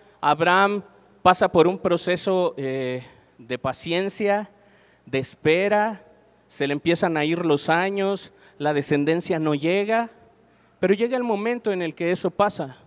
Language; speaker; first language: Spanish; native; Spanish